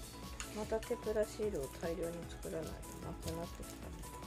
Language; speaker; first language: Japanese; native; Japanese